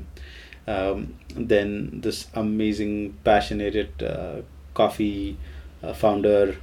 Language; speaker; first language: English; non-native, local second language; Gujarati